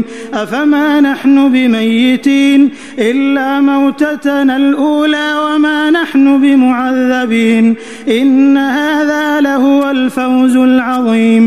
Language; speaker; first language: Arabic; native; Arabic